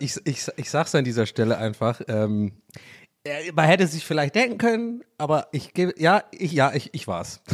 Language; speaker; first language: German; native; German